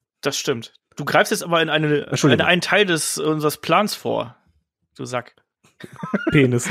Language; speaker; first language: German; native; German